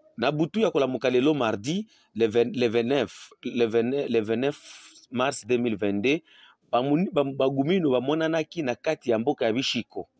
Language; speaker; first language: Lingala; non-native, local second language; Swahili